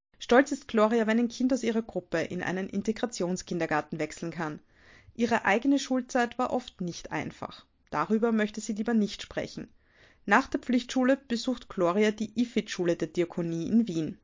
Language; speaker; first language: German; native; German